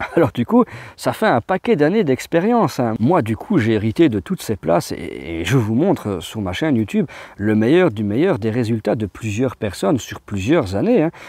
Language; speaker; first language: French; native; French